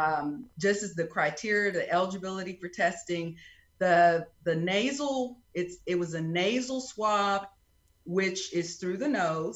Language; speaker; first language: English; native; English